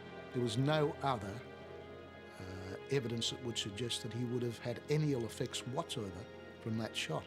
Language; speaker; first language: English; native; English